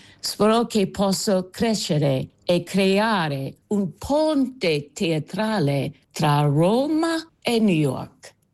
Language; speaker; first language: Italian; non-native, fluent; English